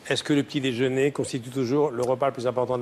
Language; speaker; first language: French; native; French